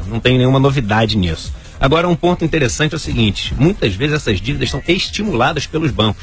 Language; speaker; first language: Portuguese; native; Portuguese